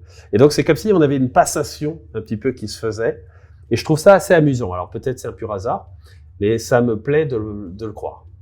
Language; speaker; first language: French; native; French